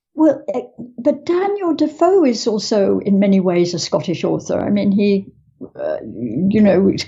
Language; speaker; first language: English; native; English